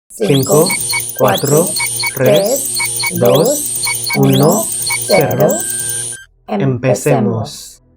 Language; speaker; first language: Spanish; non-native, fluent; Bangla